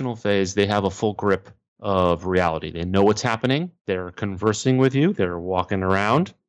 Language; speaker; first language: English; native; English